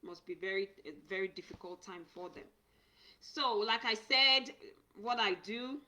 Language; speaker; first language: English; non-native, local second language; Yoruba